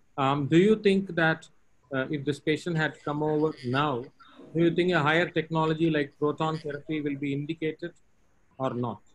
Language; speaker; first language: English; non-native, local second language; Tamil